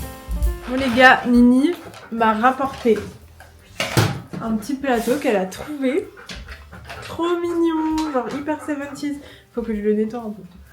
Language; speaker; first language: French; native; French